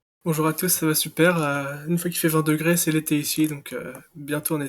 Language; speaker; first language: French; native; French